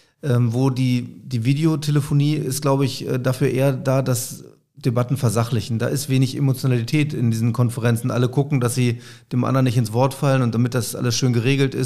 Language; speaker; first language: German; native; German